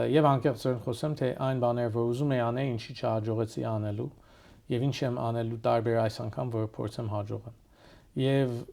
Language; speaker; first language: Armenian; early bilingual, heritage; Armenian